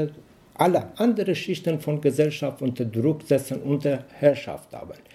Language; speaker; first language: German; non-native, learner; Persian